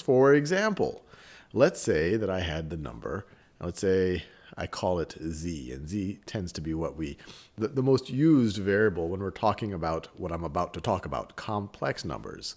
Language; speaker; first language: English; native; English